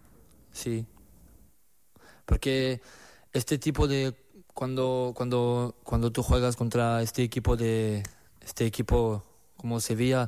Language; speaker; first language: Spanish; non-native, learner; French